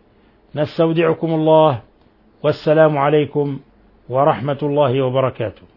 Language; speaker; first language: Arabic; native; Arabic